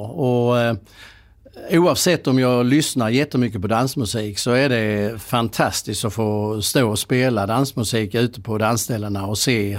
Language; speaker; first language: Swedish; native; Swedish